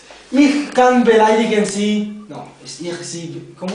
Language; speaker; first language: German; non-native, learner; Spanish